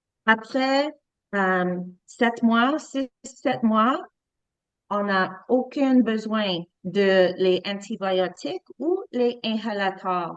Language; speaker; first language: French; non-native, learner; English